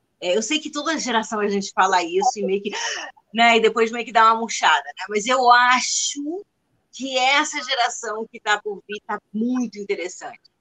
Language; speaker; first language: Portuguese; non-native, fluent; Spanish